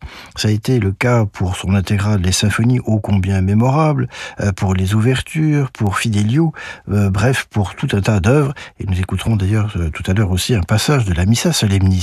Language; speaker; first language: French; native; French